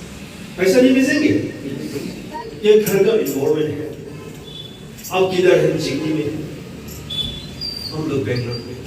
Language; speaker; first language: Hindi; non-native, local second language; Bodo